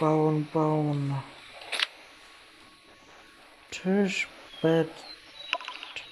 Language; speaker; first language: German; non-native, learner; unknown